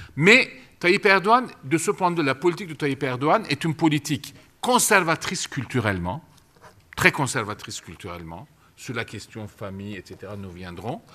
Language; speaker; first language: French; non-native, fluent; Turkish